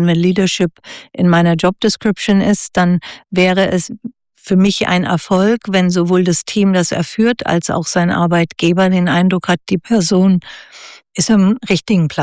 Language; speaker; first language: German; native; German